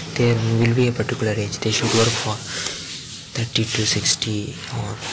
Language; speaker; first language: English; non-native, local second language; Kannada